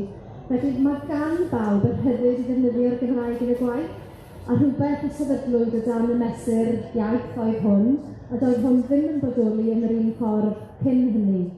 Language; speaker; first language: Welsh; native; Welsh